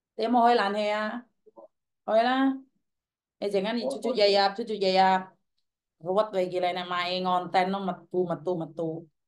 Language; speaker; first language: Indonesian; non-native, local second language; Javanese